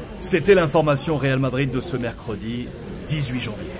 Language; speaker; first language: French; native; French